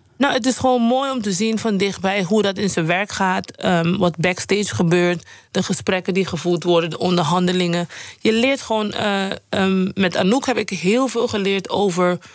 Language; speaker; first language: Dutch; non-native, local second language; Papiamento